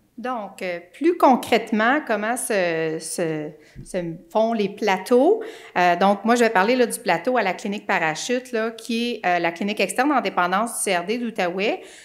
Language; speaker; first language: French; native; French